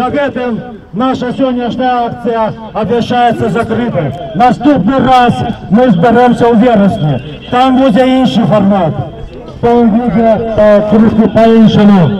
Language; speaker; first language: Belarusian; non-native, local second language; Russian